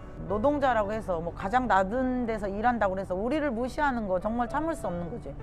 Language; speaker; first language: Korean; native; Korean